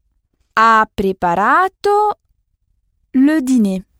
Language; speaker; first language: Italian; non-native, fluent; French